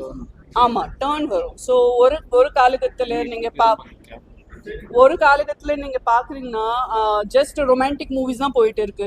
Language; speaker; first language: Tamil; non-native, fluent; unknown